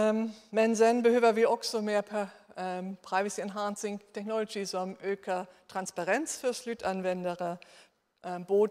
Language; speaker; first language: Swedish; non-native, fluent; German